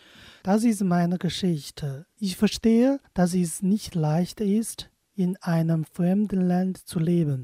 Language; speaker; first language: German; non-native, fluent; Chinese